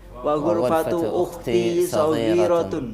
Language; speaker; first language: Arabic; non-native, learner; Indonesian